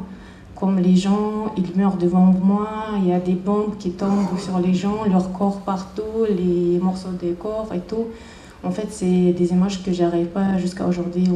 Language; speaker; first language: French; non-native, fluent; Chechen